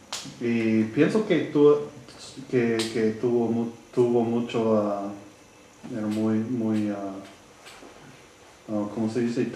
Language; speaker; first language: Spanish; non-native, learner; English